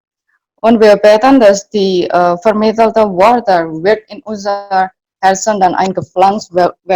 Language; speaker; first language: German; non-native, learner; Indonesian